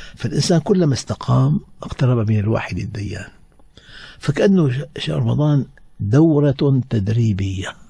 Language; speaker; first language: Arabic; native; Arabic